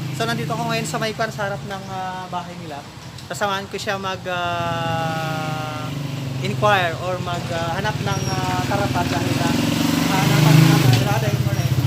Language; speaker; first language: Filipino; non-native, local second language; Iloko